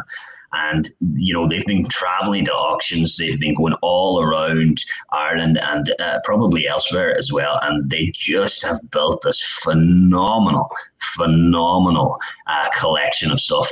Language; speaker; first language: English; native; English